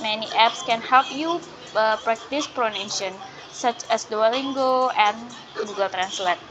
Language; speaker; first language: English; non-native, learner; Indonesian